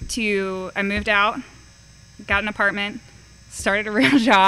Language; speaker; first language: English; native; English